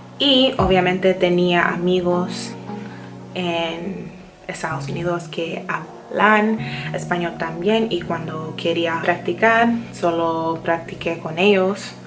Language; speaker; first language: Spanish; non-native, learner; English